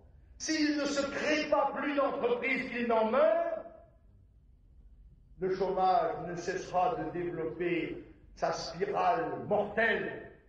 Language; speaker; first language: French; native; French